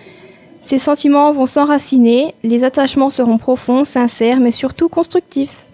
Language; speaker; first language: French; native; French